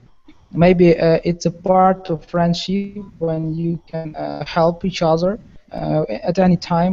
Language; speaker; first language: English; non-native, learner; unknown